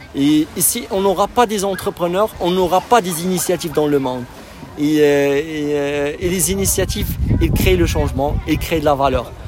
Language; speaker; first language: French; non-native, local second language; Arabic